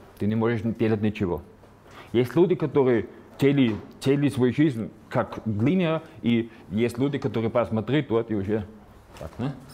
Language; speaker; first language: Russian; non-native, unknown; Slovenian